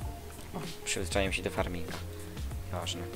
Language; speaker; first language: Polish; native; Polish